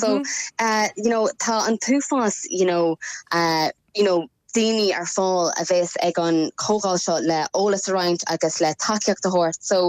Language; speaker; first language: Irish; non-native, local second language; English